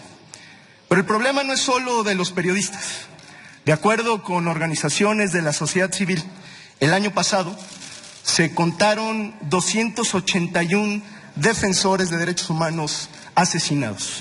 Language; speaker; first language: Spanish; native; Spanish